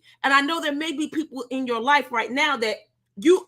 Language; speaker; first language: English; native; English